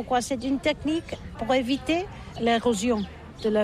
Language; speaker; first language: French; non-native, learner; Catalan